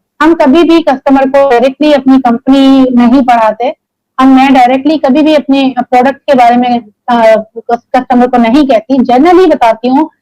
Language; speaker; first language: Urdu; native; Urdu